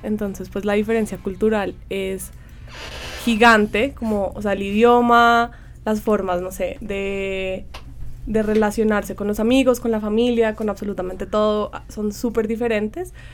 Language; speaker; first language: Spanish; native; Spanish